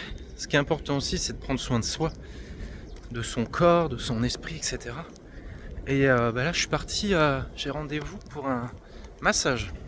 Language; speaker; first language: French; native; French